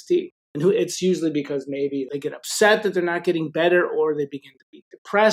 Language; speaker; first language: English; native; English